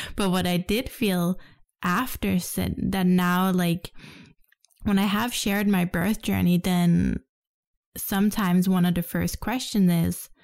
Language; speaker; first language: English; non-native, fluent; Danish